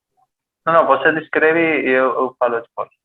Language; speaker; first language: Portuguese; non-native, fluent; Spanish